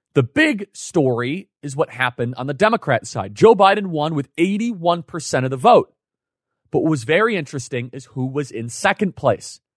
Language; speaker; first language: English; native; English